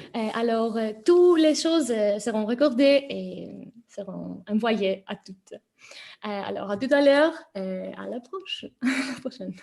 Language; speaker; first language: French; non-native, fluent; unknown